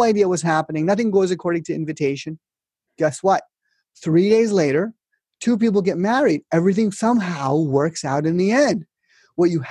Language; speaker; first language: English; native; English